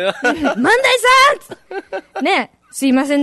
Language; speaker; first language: Japanese; native; Japanese